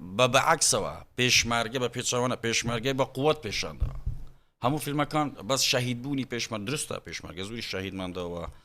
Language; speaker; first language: Central Kurdish; non-native, local second language; Kurdish